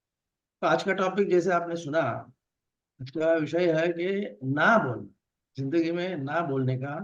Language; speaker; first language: Hindi; non-native, local second language; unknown